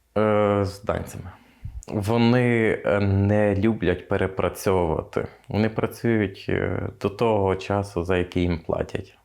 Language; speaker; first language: Ukrainian; native; Ukrainian